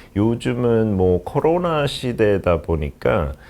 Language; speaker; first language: Korean; non-native, fluent; English